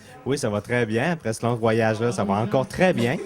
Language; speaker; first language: French; native; French